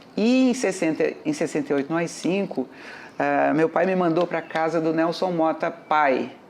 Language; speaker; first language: Portuguese; native; Portuguese